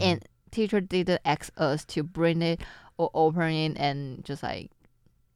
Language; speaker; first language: English; non-native, learner; Chinese